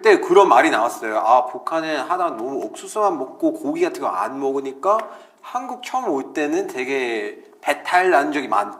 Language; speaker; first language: Korean; non-native, fluent; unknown